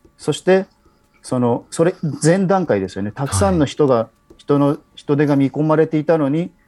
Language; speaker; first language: Japanese; native; Japanese